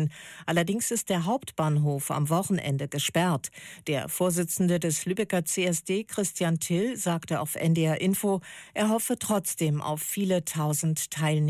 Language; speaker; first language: German; native; German